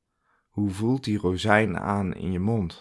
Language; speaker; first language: Dutch; native; Dutch